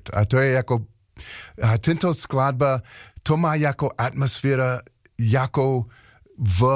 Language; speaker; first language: Czech; non-native, learner; English